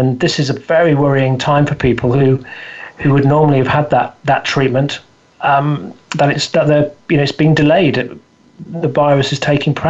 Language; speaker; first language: English; native; English